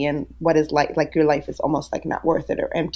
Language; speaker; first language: English; early bilingual, other home language; Yiddish